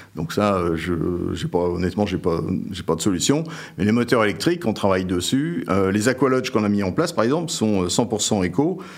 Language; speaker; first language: French; native; French